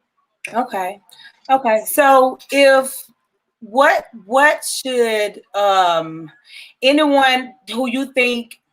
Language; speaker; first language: English; native; English